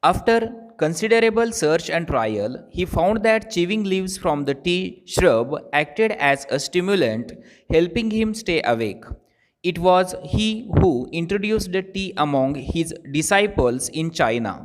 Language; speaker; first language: English; non-native, local second language; Marathi